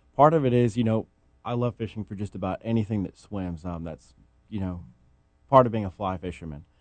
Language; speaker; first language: English; native; English